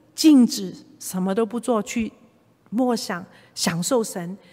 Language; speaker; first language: Chinese; non-native, local second language; Cantonese